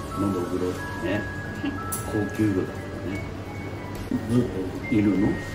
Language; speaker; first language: Japanese; native; Japanese